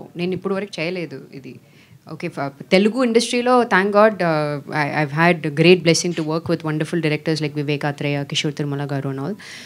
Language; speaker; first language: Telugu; non-native, fluent; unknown